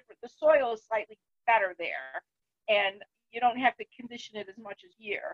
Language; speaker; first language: English; native; English